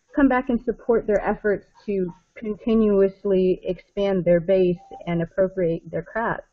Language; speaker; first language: English; native; English